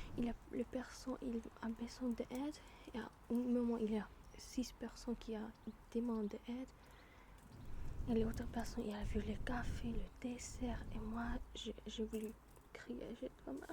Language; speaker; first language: French; non-native, learner; German